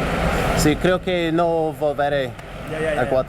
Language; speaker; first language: Spanish; non-native, learner; English